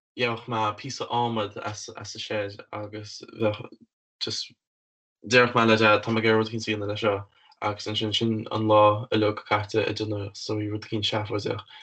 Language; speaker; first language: Irish; native; Irish